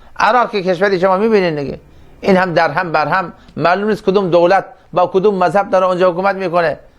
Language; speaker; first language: Persian; non-native, local second language; Turkmen